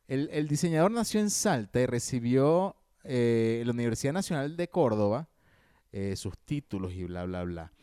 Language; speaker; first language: Spanish; native; Spanish